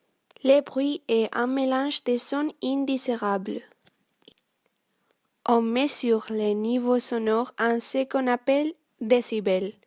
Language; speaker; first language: French; non-native, learner; Spanish